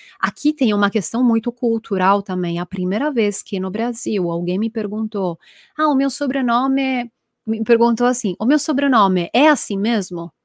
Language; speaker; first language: Portuguese; non-native, fluent; Italian